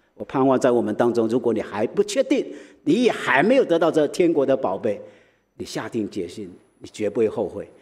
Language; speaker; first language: Chinese; early bilingual, heritage; Chinese